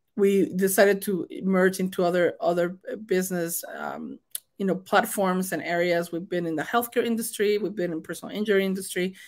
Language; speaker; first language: English; non-native, fluent; Spanish